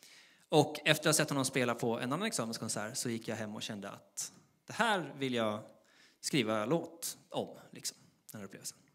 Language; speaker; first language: Swedish; native; Swedish